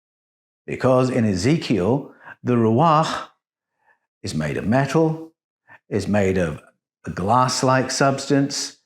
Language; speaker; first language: English; native; English